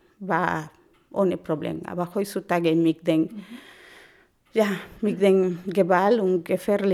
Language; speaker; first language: German; non-native, fluent; Spanish